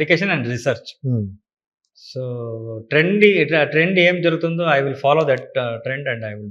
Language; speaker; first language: Telugu; non-native, local second language; Kannada